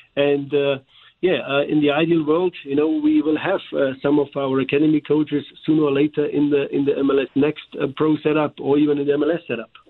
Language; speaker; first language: English; non-native, fluent; German